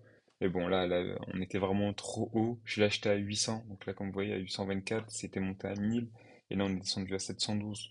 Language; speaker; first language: French; native; French